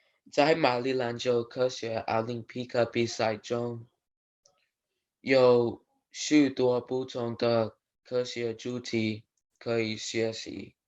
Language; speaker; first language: Chinese; non-native, learner; English